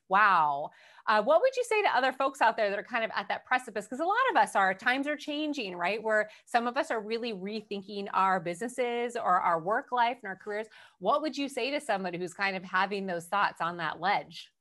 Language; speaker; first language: English; native; English